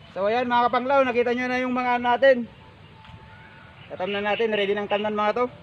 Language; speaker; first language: Filipino; non-native, local second language; Iloko